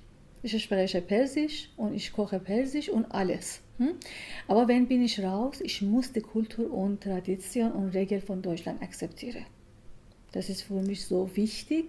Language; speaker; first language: German; non-native, learner; Persian